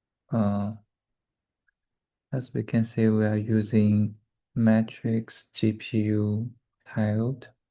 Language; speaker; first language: English; non-native, learner; Chinese